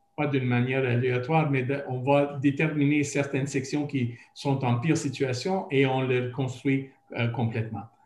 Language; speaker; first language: French; non-native, local second language; English